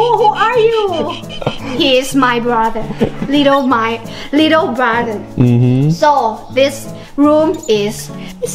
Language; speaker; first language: English; non-native, learner; Thai